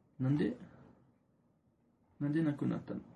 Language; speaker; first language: Japanese; non-native, learner; French